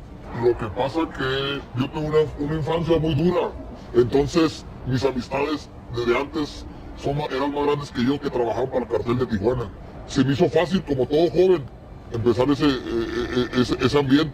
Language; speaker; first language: Spanish; native; Spanish